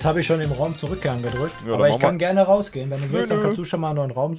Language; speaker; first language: German; native; German